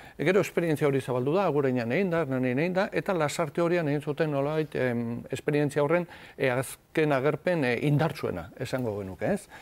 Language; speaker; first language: Basque; native; Basque